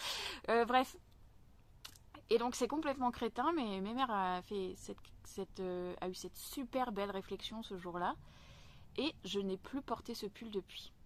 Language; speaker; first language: French; native; French